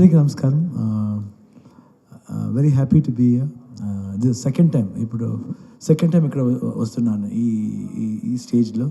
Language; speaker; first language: Telugu; non-native, learner; Kannada